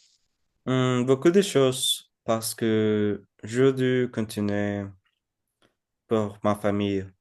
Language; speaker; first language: French; non-native, learner; Spanish